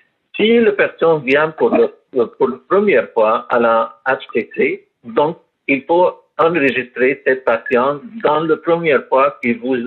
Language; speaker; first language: French; non-native, learner; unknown